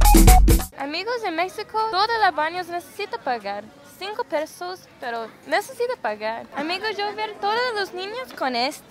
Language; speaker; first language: Spanish; non-native, learner; English